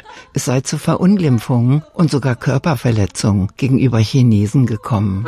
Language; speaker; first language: German; native; German